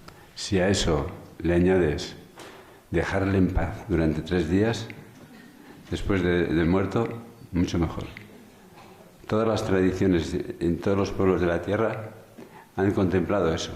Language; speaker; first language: Spanish; native; Spanish